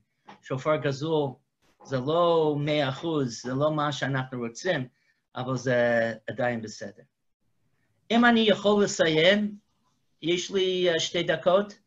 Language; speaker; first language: Hebrew; non-native, fluent; English